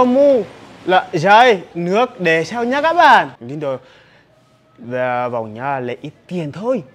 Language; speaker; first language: Vietnamese; non-native, learner; Portuguese